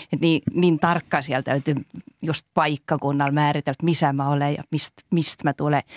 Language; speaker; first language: Finnish; native; Finnish